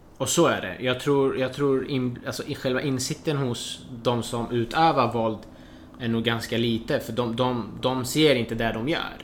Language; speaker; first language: Swedish; early bilingual, other home language; Persian